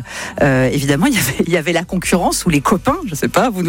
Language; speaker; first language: French; native; French